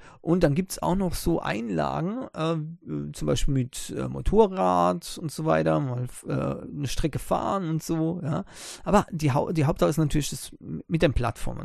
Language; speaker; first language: German; native; German